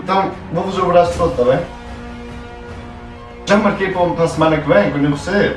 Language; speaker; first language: Portuguese; early bilingual, heritage; Portuguese